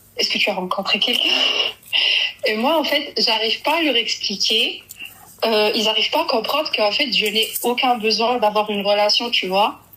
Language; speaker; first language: French; early bilingual, other home language; Arabic